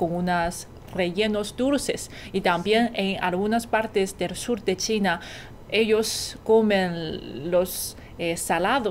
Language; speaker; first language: Spanish; non-native, learner; Chinese